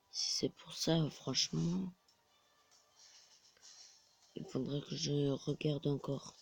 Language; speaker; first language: French; native; French